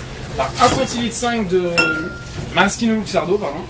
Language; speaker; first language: French; non-native, fluent; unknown